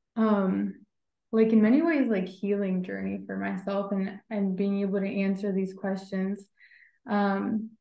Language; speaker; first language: English; native; English